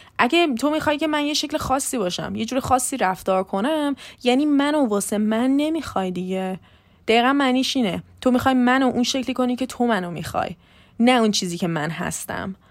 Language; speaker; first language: Persian; early bilingual, heritage; Persian